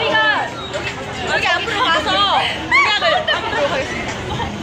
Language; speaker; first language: Korean; native; Korean